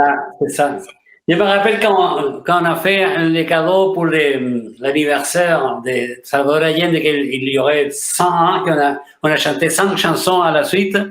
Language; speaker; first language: French; non-native, fluent; Spanish